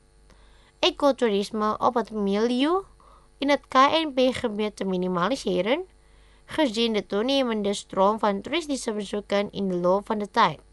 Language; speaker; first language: Dutch; non-native, fluent; Indonesian